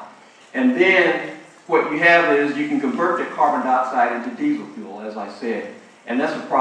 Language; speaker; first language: English; native; English